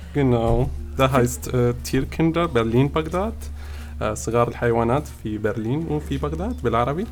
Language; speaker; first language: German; non-native, learner; Arabic